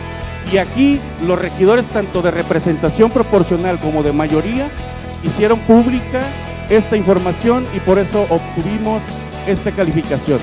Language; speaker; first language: Spanish; native; Spanish